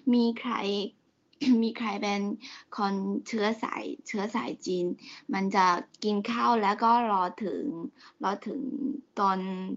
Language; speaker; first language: Thai; non-native, learner; Chinese